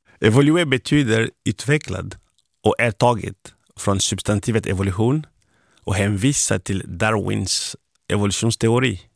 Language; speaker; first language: Swedish; non-native, fluent; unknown